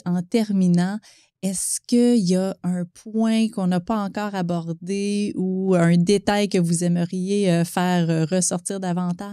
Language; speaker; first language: French; native; French